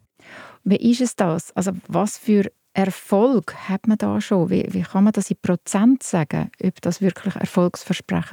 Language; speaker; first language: German; native; German